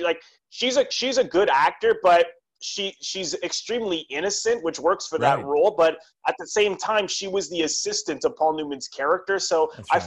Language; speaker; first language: English; native; English